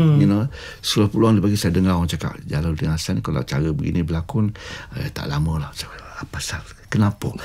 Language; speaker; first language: Malay; native; Malay